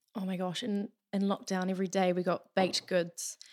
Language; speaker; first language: English; native; English